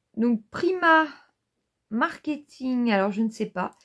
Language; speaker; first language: French; native; French